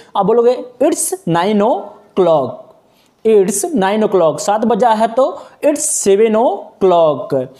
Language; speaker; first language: Hindi; native; Hindi